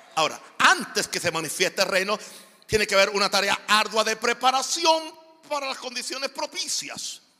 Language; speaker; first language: Spanish; native; Spanish